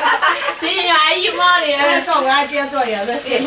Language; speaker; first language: Chinese; native; Chinese